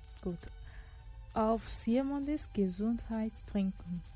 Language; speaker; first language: German; non-native, fluent; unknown